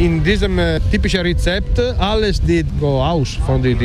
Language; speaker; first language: German; non-native, learner; Italian